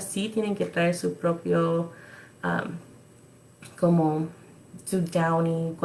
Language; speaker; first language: Spanish; early bilingual, other home language; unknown